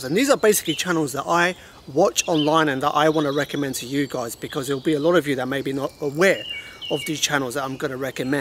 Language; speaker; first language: English; native; English